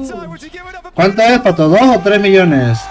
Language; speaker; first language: Spanish; native; Spanish